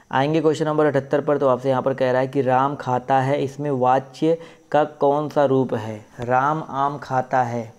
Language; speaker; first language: Hindi; native; Hindi